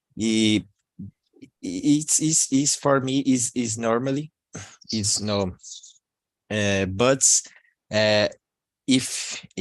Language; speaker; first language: English; non-native, learner; Portuguese